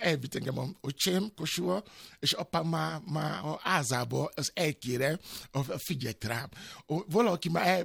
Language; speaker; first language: Hungarian; non-native, learner; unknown